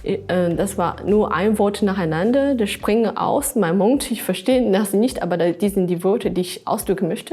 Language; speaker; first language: German; non-native, fluent; Chinese